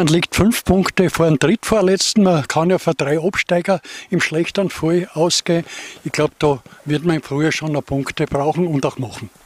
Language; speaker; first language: German; native; German